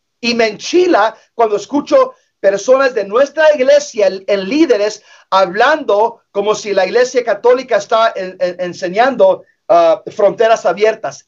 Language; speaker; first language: Spanish; early bilingual, heritage; English